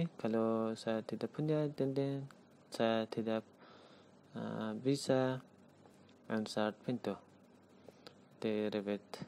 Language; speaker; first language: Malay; non-native, learner; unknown